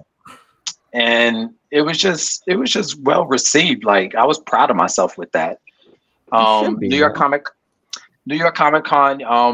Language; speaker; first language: English; native; English